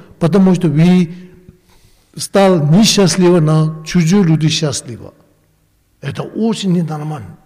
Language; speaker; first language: Russian; non-native, learner; Tibetan